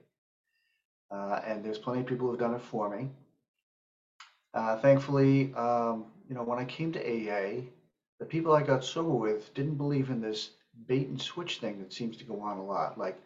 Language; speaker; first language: English; native; English